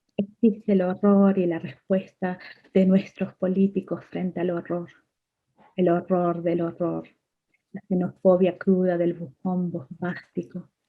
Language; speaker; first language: Spanish; native; Spanish